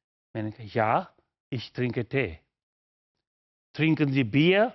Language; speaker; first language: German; non-native, fluent; Urdu